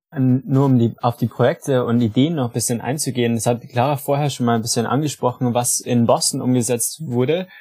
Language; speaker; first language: German; native; German